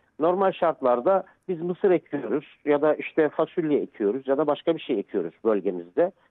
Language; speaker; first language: Turkish; native; Turkish